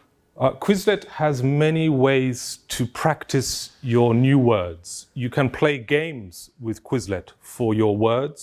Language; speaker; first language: English; non-native, fluent; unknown